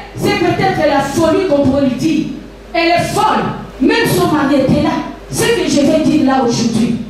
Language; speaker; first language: French; non-native, local second language; Lingala